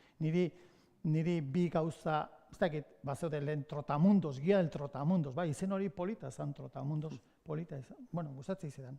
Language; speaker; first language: Basque; native; Basque